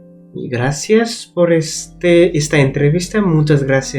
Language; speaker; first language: Spanish; non-native, learner; Bangla